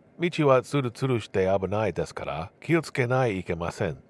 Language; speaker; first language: Japanese; non-native, learner; English